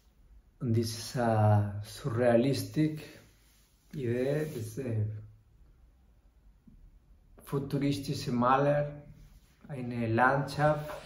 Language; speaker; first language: German; non-native, learner; Spanish